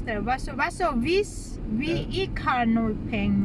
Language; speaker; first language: Danish; non-native, learner; Filipino